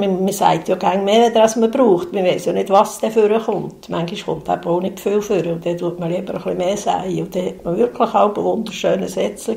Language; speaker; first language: German; native; German